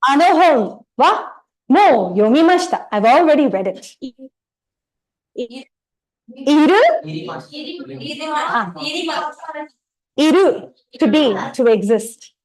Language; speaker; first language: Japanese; non-native, fluent; Tamil